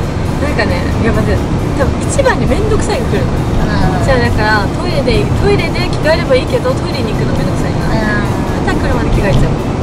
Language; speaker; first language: Japanese; native; Japanese